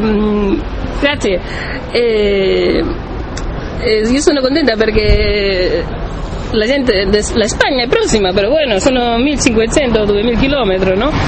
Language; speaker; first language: Italian; non-native, learner; Spanish